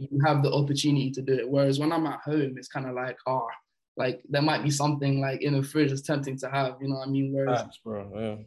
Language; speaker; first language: English; early bilingual, other home language; French